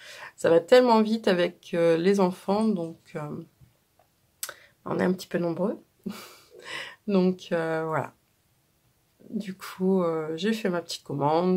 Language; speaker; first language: French; native; French